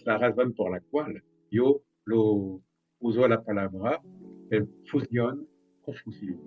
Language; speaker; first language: Spanish; non-native, fluent; French